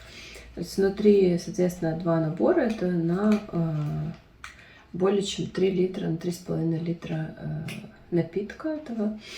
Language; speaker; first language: Russian; non-native, fluent; Ukrainian